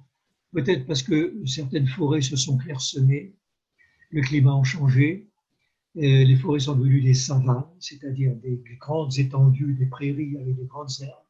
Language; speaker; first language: French; native; French